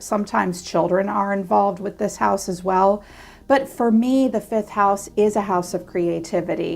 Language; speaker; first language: English; native; English